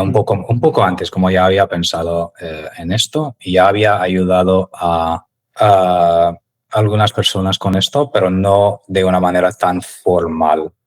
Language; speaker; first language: Spanish; non-native, fluent; English